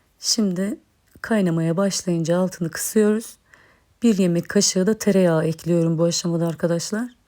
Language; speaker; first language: Turkish; native; Turkish